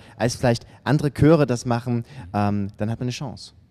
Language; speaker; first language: German; native; German